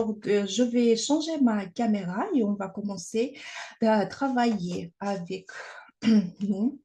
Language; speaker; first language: French; non-native, fluent; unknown